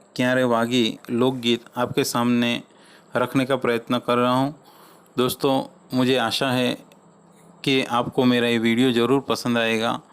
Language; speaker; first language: Hindi; non-native, local second language; Gujarati